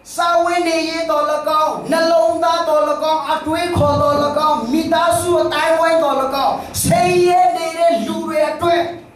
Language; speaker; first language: Burmese; non-native, local second language; Tedim Chin